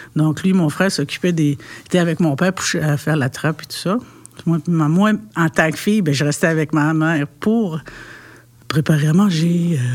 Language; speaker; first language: French; non-native, local second language; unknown